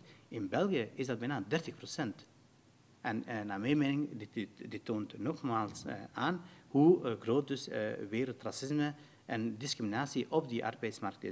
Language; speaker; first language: Dutch; non-native, fluent; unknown